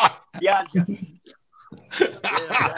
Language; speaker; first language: Italian; non-native, learner; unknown